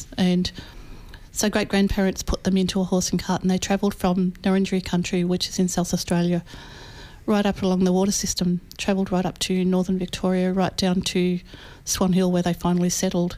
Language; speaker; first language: English; native; English